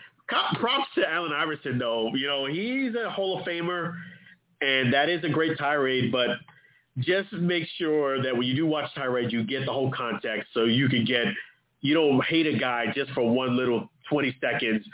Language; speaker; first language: English; native; English